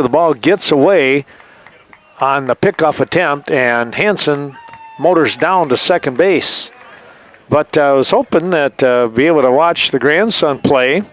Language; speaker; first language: English; native; English